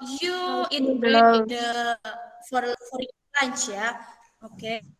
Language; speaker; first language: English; non-native, fluent; Indonesian